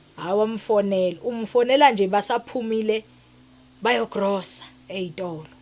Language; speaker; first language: Zulu; native; Zulu